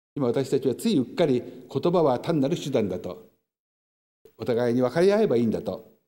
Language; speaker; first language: Japanese; native; Japanese